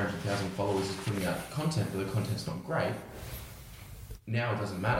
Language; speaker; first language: English; native; English